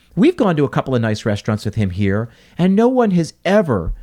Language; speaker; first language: English; native; English